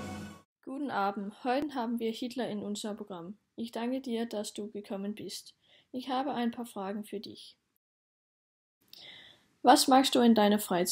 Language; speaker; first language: German; non-native, learner; Danish